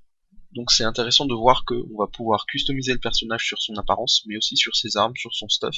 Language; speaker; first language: French; native; French